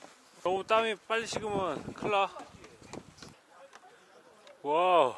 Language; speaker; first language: Korean; native; Korean